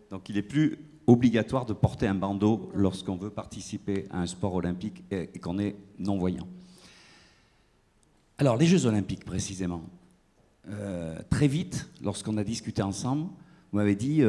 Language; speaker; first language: French; native; French